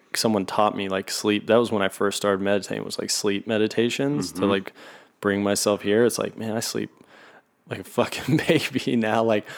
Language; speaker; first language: English; native; English